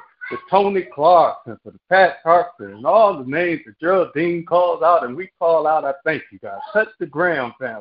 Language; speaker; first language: English; native; English